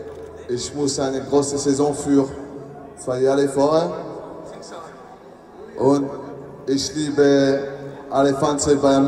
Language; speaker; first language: German; non-native, learner; French